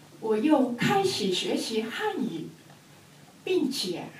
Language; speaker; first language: Chinese; non-native, learner; Japanese